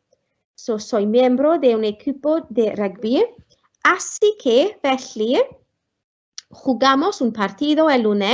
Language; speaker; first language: Spanish; non-native, fluent; Welsh